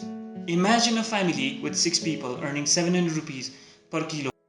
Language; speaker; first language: English; non-native, local second language; Nepali